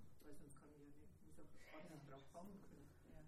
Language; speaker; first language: German; native; German